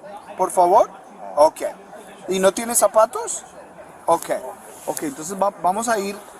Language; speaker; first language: Spanish; early bilingual, heritage; Spanish